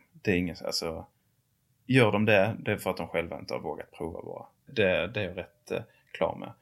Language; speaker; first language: Swedish; native; Swedish